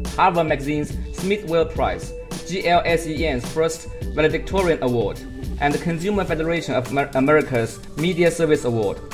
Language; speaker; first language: English; non-native, fluent; Chinese